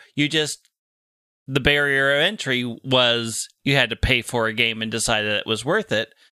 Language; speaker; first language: English; native; English